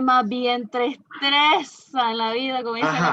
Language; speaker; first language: Spanish; native; Spanish